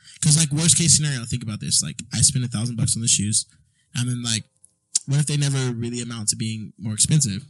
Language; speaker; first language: English; native; English